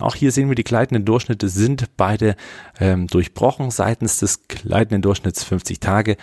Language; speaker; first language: German; native; German